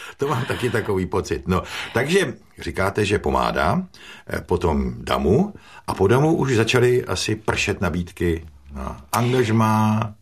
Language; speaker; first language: Czech; native; Czech